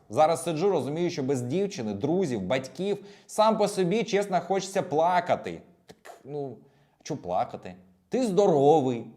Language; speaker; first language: Ukrainian; non-native, local second language; Russian